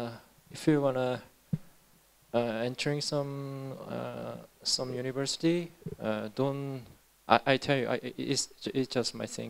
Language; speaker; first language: English; non-native, learner; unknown